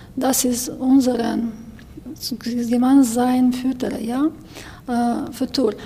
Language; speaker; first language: German; non-native, learner; Ukrainian